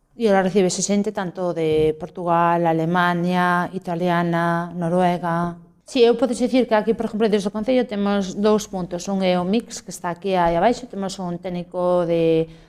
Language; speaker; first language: Galician; native; Galician